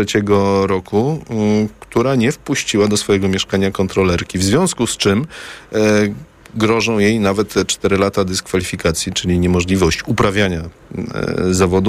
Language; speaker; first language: Polish; native; Polish